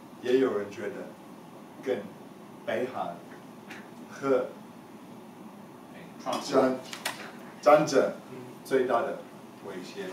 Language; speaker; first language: Chinese; non-native, learner; English